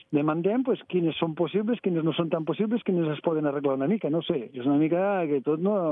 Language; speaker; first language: Catalan; native; Catalan